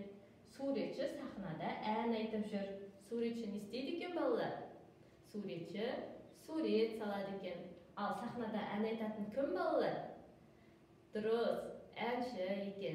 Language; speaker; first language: Kazakh; native; Kazakh